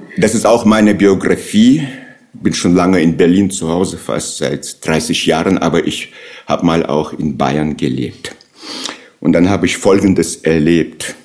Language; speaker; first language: German; non-native, fluent; Russian